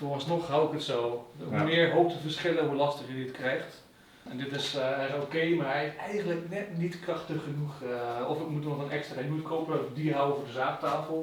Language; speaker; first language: Dutch; native; Dutch